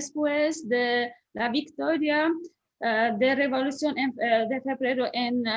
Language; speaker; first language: Spanish; non-native, fluent; Armenian